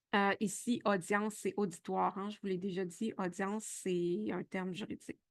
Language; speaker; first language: French; native; French